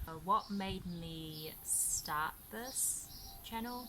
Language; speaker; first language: English; early bilingual, other home language; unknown